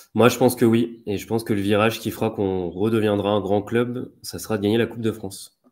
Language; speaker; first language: French; native; French